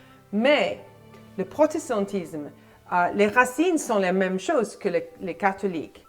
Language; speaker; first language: French; non-native, fluent; English